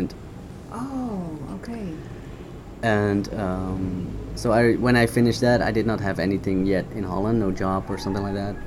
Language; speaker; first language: English; non-native, fluent; Dutch